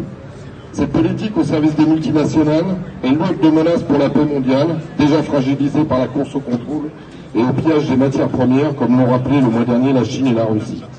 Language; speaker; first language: French; native; French